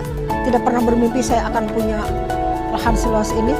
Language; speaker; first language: Indonesian; native; Indonesian